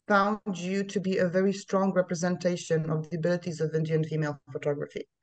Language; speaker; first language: English; non-native, fluent; Polish